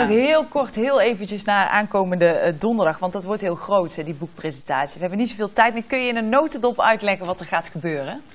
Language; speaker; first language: Dutch; native; Dutch